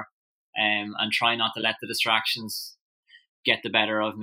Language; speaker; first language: English; native; English